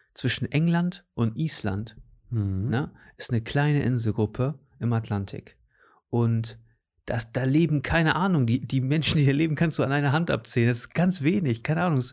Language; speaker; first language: German; native; German